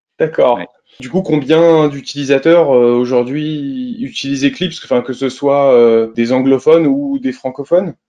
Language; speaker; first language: French; native; French